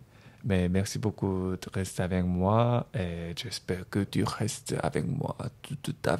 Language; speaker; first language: French; non-native, learner; Korean